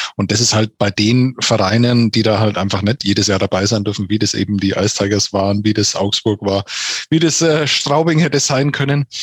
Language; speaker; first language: German; native; German